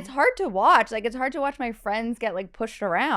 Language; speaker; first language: English; native; English